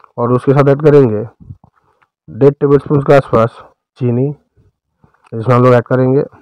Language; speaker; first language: Hindi; non-native, local second language; Bangla